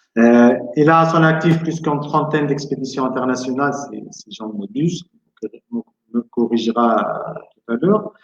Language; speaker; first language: French; non-native, local second language; Arabic